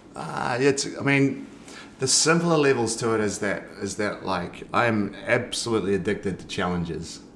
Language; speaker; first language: English; native; English